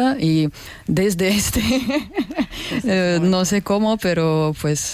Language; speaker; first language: Spanish; non-native, learner; Russian